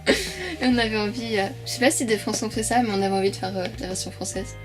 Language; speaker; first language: French; native; French